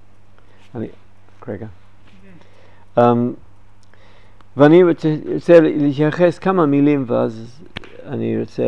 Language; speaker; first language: Hebrew; non-native, fluent; English